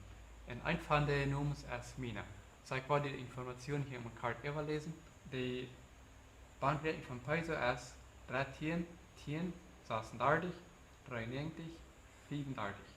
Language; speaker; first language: German; non-native, learner; Plautdietsch